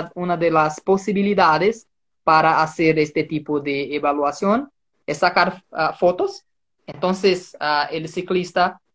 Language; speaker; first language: Spanish; non-native, fluent; Portuguese